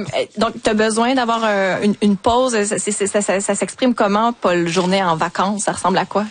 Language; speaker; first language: French; native; French